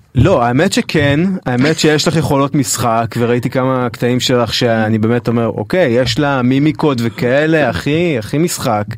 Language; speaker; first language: Hebrew; native; Hebrew